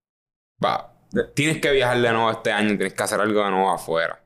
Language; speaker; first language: Spanish; native; Spanish